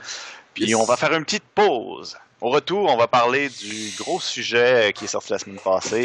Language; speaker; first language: French; native; French